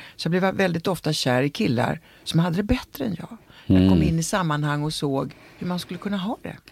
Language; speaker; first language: Swedish; early bilingual, other home language; Italian